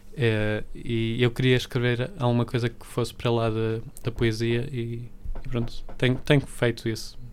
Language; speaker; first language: Portuguese; early bilingual, other home language; Spanish